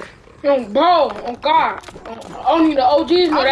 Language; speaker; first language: English; native; English